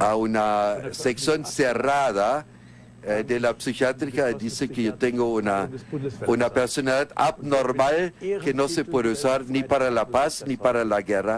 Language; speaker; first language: Spanish; non-native, fluent; German